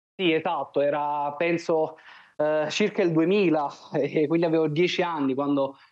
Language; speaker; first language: Italian; native; Italian